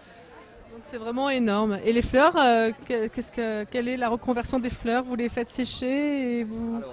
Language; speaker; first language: French; native; French